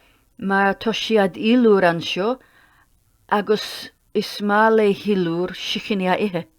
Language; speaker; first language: Irish; non-native, learner; English